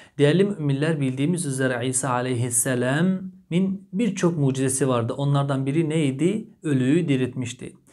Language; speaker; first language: Turkish; early bilingual, heritage; Turkish